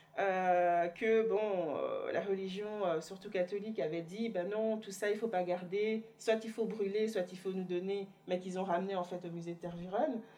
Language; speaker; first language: French; native; French